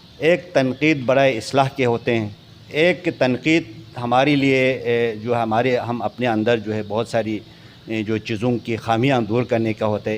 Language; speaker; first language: Urdu; non-native, local second language; Balti